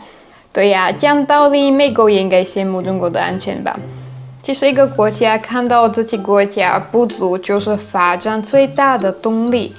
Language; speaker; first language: Chinese; non-native, fluent; Slovak